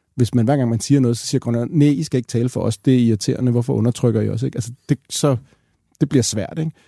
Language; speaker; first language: Danish; native; Danish